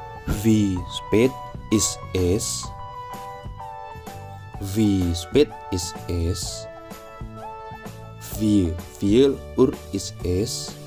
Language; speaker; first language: German; non-native, learner; Indonesian